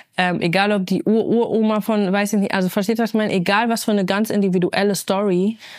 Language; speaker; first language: German; native; German